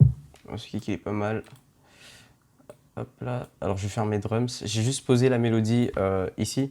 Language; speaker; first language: French; native; French